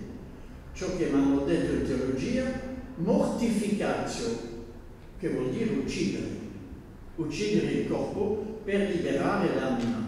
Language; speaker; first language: Italian; non-native, fluent; Dutch